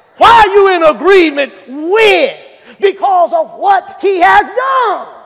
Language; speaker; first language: English; native; English